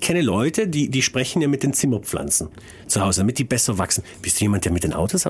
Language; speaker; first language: German; native; German